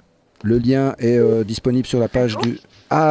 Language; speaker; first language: French; native; French